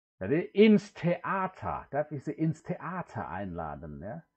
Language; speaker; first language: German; non-native, fluent; Indonesian